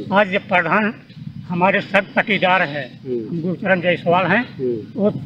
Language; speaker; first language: Hindi; native; Hindi